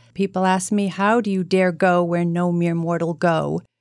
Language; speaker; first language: English; native; English